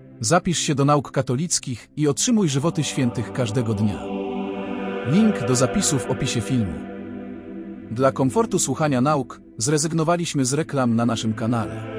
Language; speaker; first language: Polish; native; Polish